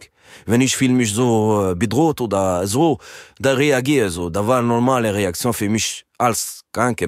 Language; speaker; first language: German; non-native, learner; French